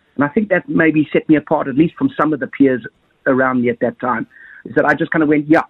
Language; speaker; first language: English; native; English